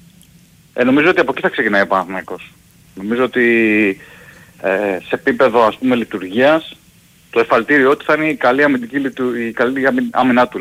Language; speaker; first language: Greek; native; Greek